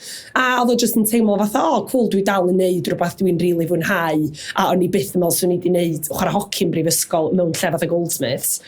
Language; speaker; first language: Welsh; native; Welsh